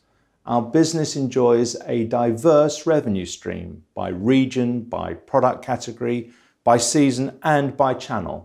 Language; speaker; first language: English; native; English